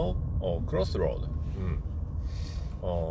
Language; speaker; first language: English; non-native, learner; Japanese